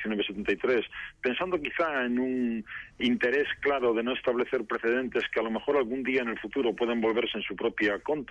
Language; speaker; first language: Spanish; native; Spanish